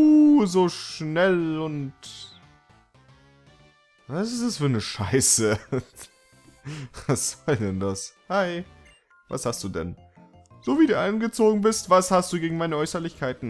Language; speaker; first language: German; native; German